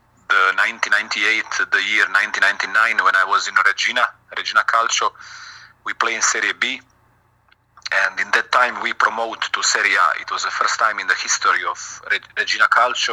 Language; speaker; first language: English; non-native, fluent; Croatian